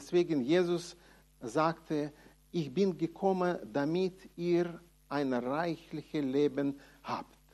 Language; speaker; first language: German; non-native, fluent; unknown